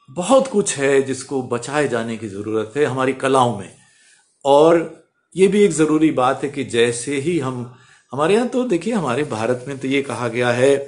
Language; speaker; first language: Hindi; native; Hindi